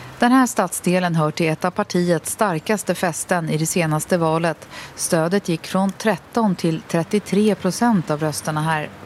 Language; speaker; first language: Swedish; native; Swedish